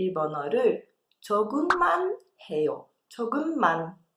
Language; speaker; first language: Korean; non-native, fluent; Portuguese